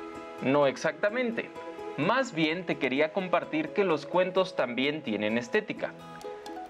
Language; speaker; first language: Spanish; native; Spanish